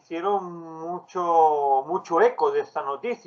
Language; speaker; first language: Spanish; native; Spanish